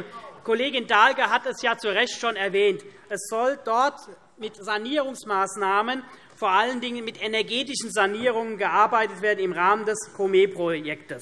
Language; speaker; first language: German; native; German